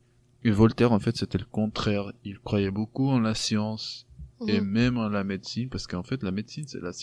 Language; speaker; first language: French; non-native, fluent; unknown